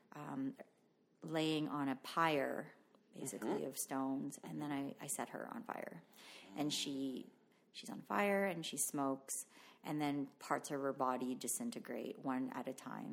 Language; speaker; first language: English; non-native, fluent; Filipino